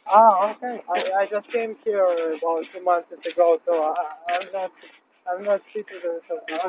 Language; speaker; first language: English; non-native, learner; Ukrainian